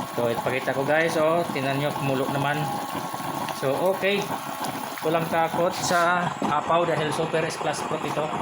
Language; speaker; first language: Filipino; non-native, local second language; Cebuano